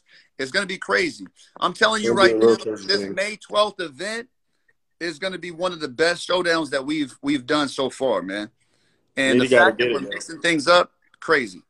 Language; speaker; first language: English; native; English